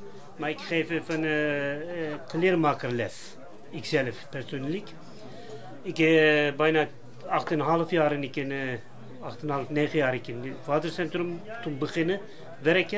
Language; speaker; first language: Dutch; non-native, learner; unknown